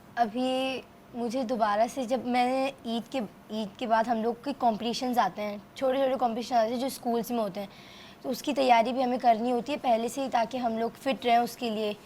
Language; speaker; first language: Urdu; native; Urdu